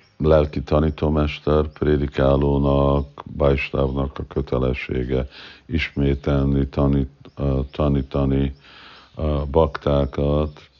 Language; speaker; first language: Hungarian; early bilingual, heritage; Hungarian